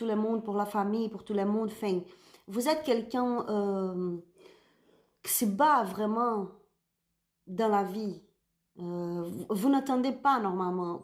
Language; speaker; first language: French; non-native, learner; Spanish